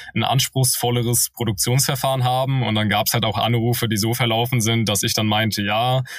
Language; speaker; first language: German; native; German